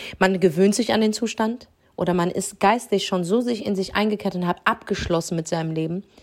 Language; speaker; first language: German; early bilingual, other home language; Arabic